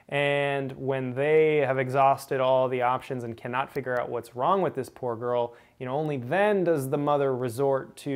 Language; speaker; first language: English; native; English